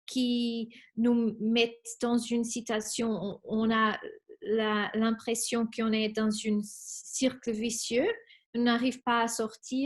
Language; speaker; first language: French; non-native, fluent; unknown